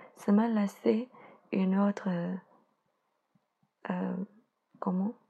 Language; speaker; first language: French; non-native, learner; Chinese